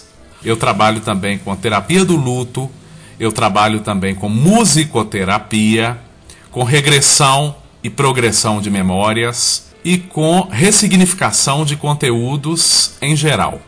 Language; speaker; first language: Portuguese; native; Portuguese